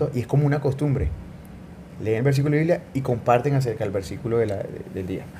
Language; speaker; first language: Spanish; native; Spanish